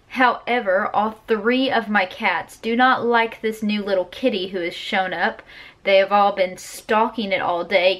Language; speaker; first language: English; native; English